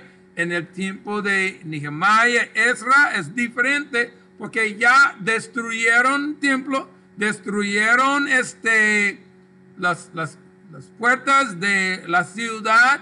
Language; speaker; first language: Spanish; non-native, local second language; English